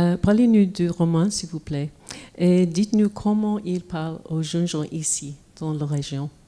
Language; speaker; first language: French; non-native, fluent; English